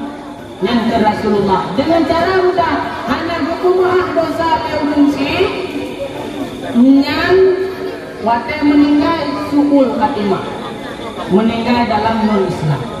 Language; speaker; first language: Indonesian; non-native, local second language; Achinese